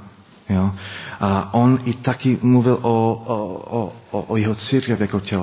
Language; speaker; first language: Czech; non-native, learner; English